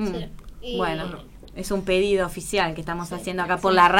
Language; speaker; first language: Spanish; native; Spanish